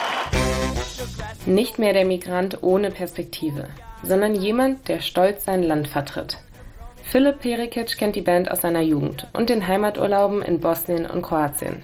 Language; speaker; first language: German; native; German